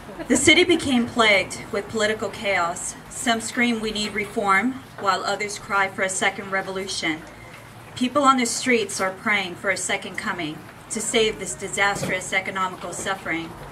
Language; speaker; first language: English; native; English